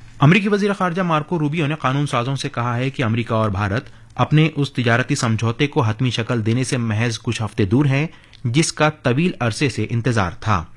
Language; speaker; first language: Urdu; native; Urdu